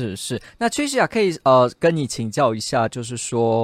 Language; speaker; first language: Chinese; native; Chinese